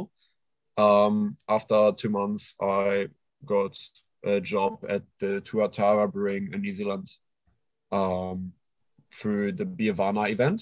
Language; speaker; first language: English; non-native, fluent; German